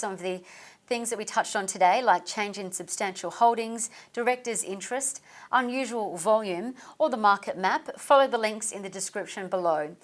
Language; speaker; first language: English; native; English